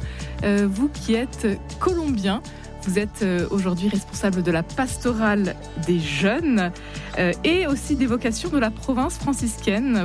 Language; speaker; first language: French; native; French